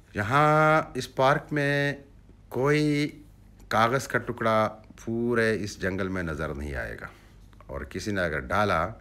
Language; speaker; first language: Urdu; non-native, local second language; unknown